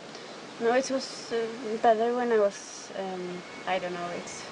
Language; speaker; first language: English; non-native, learner; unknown